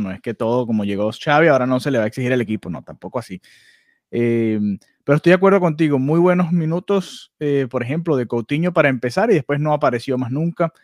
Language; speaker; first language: Spanish; native; Spanish